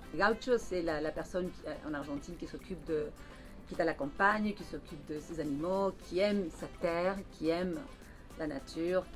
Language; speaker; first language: French; non-native, fluent; Spanish